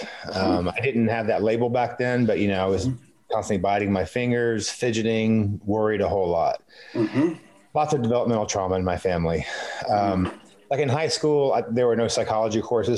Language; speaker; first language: English; native; English